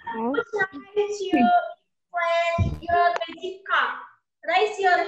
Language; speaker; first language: English; non-native, learner; Indonesian